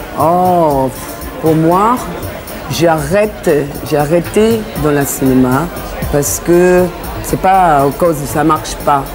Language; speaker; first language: French; non-native, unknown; English